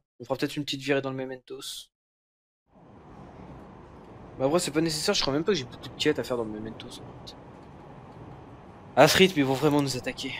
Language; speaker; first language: French; native; French